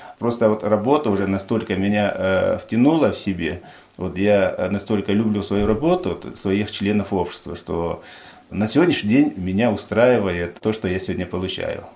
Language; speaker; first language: Russian; non-native, local second language; Tajik